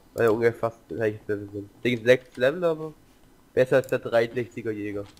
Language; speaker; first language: German; native; German